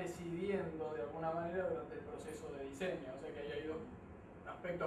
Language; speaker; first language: Spanish; native; Spanish